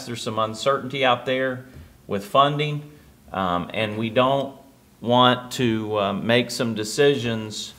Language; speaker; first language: English; native; English